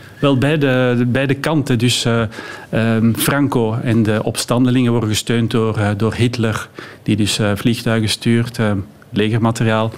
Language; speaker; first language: Dutch; native; Dutch